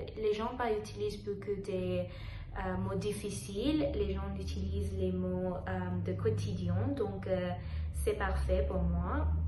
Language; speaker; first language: French; non-native, learner; Telugu